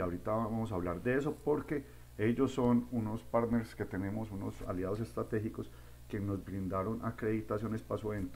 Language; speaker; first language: Spanish; native; Spanish